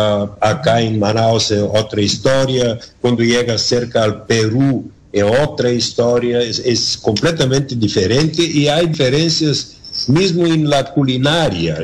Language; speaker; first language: Spanish; non-native, learner; Bulgarian